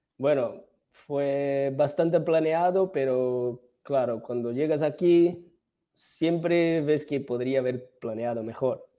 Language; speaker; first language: Spanish; non-native, fluent; Portuguese